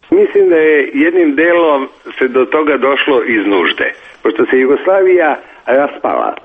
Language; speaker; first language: Serbian; native; Serbian